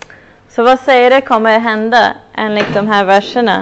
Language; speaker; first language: Swedish; non-native, fluent; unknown